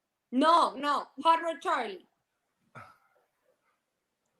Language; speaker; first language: Spanish; native; Spanish